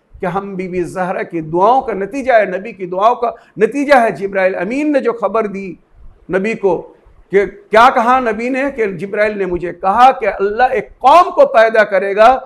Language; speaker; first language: Hindi; native; Hindi